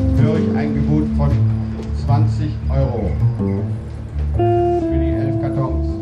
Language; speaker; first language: German; native; German